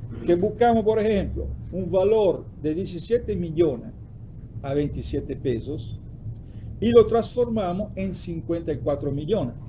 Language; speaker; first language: Spanish; non-native, fluent; Italian